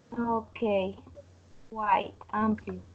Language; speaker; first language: English; non-native, learner; Spanish